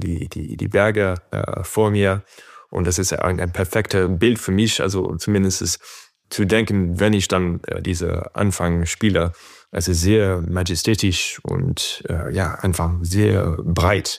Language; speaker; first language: German; non-native, fluent; French